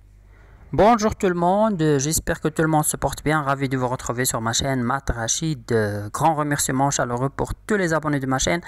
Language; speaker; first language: French; non-native, local second language; Arabic